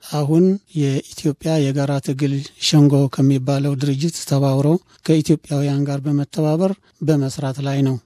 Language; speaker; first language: Amharic; non-native, local second language; Tigrinya